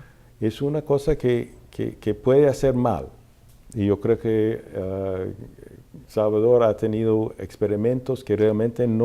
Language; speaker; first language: Spanish; non-native, fluent; English